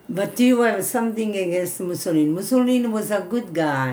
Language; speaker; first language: English; non-native, fluent; Italian